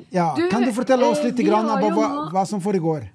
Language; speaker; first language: Norwegian; non-native, fluent; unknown